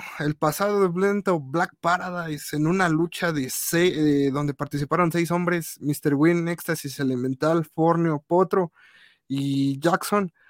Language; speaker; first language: Spanish; native; Spanish